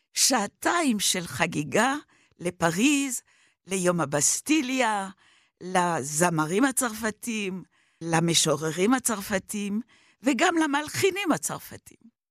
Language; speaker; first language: Hebrew; non-native, fluent; French